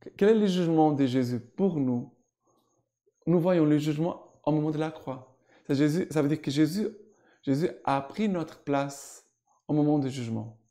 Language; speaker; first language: French; non-native, fluent; Portuguese